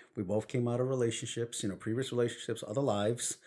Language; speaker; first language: English; early bilingual, other home language; Spanish